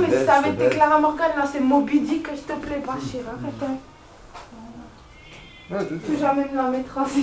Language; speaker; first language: French; native; French